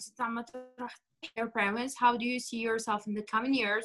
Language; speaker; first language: English; non-native, fluent; Arabic